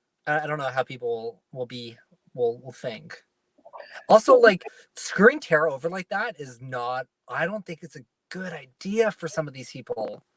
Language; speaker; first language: English; native; English